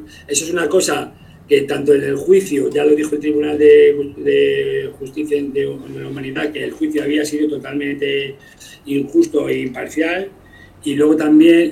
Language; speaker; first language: Spanish; native; Spanish